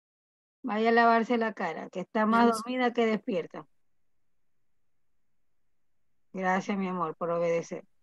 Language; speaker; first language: Spanish; native; Spanish